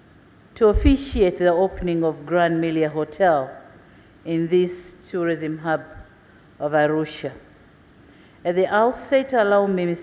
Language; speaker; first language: English; non-native, local second language; Swahili